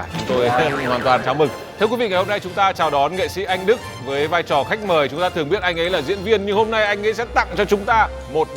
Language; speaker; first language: Vietnamese; native; Vietnamese